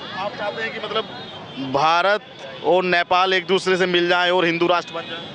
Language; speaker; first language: Hindi; native; Hindi